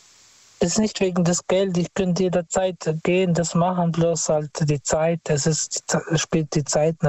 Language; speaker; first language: German; non-native, fluent; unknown